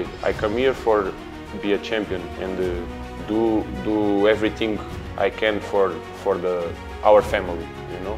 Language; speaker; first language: English; non-native, learner; Portuguese